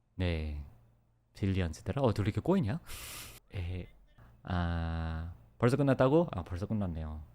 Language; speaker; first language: Korean; early bilingual, heritage; Korean